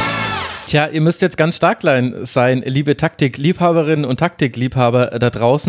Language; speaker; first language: German; native; German